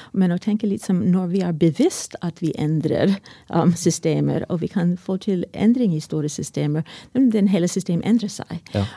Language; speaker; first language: Norwegian; non-native, fluent; English